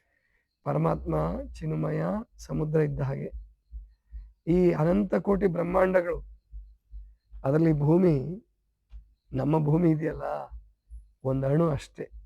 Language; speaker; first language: Kannada; native; Kannada